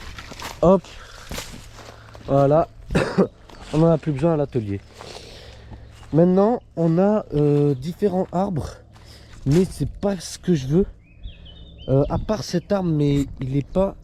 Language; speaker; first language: French; native; French